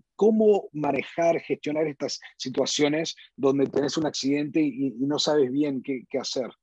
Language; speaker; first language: Spanish; early bilingual, heritage; Spanish